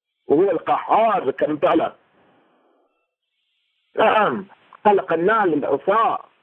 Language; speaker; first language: Arabic; non-native, fluent; English